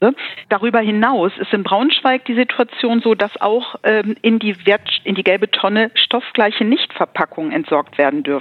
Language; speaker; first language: German; native; German